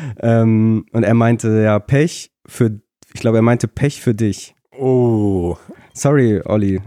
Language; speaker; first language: German; early bilingual, other home language; Russian